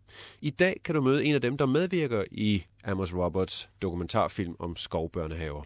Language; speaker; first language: Danish; native; Danish